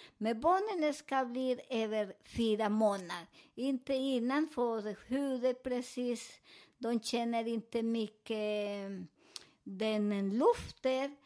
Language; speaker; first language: Swedish; non-native, fluent; Spanish